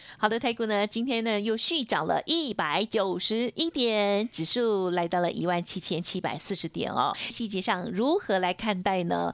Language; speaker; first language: Chinese; native; Chinese